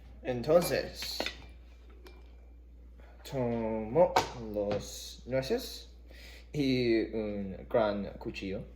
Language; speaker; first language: Spanish; non-native, learner; English